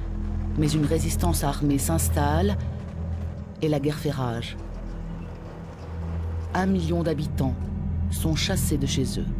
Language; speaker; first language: French; native; French